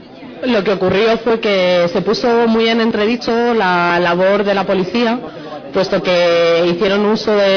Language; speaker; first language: Spanish; native; Spanish